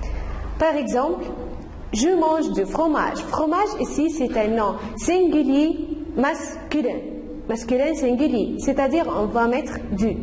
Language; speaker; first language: French; non-native, fluent; Arabic